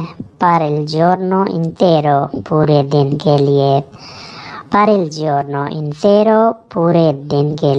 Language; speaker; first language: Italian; non-native, fluent; Urdu